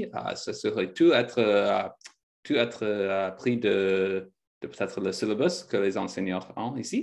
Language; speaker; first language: French; non-native, fluent; English